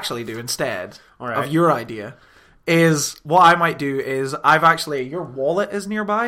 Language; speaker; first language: English; native; English